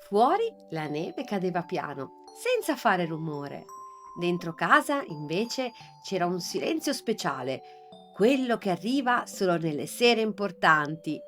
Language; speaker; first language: Italian; native; Italian